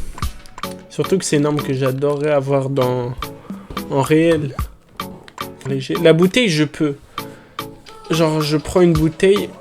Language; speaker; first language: French; native; French